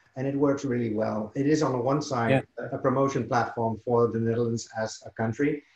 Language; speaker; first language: English; non-native, fluent; Dutch